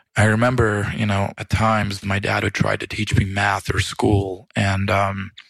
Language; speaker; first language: English; early bilingual, other home language; Romanian